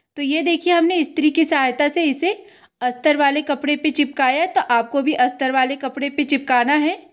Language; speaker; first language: Hindi; native; Hindi